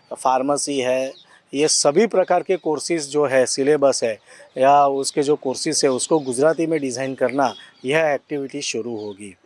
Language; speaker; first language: Hindi; non-native, local second language; Gujarati